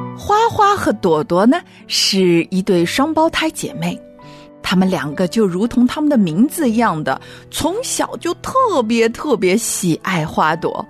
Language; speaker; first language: Chinese; native; Chinese